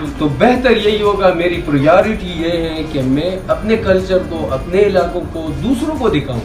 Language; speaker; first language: Urdu; non-native, local second language; Pashto